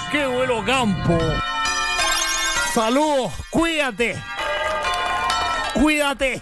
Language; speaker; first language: Spanish; native; Spanish